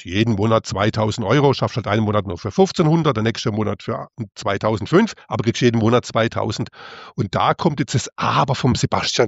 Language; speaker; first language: German; native; German